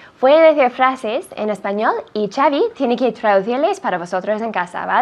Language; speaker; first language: Spanish; non-native, fluent; English